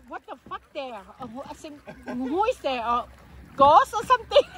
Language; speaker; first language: English; non-native, learner; Thai